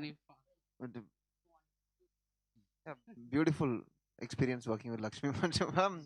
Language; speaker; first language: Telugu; non-native, learner; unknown